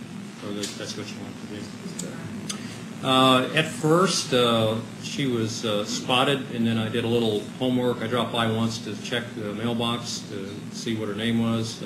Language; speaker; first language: English; native; English